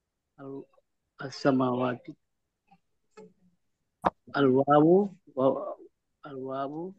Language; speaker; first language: Arabic; non-native, learner; Indonesian